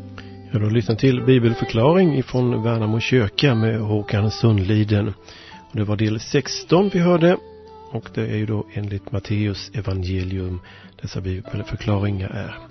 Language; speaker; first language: Swedish; native; Swedish